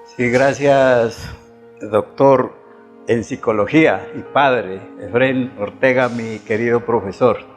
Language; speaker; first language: Spanish; native; Spanish